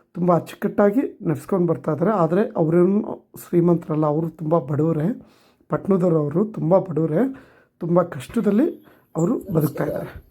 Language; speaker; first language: Kannada; native; Kannada